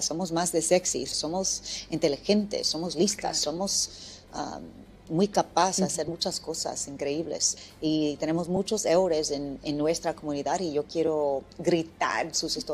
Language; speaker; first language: Spanish; non-native, fluent; English